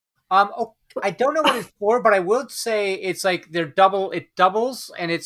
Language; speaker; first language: English; native; English